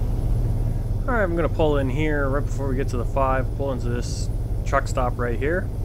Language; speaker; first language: English; native; English